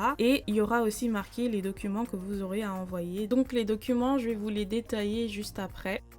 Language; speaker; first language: French; early bilingual, other home language; Portuguese